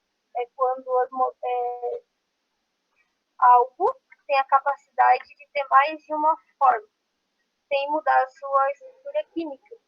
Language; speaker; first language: Portuguese; native; Portuguese